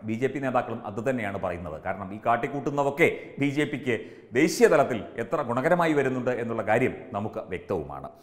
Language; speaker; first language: Malayalam; native; Malayalam